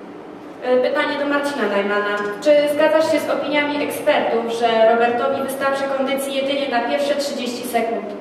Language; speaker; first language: Polish; native; Polish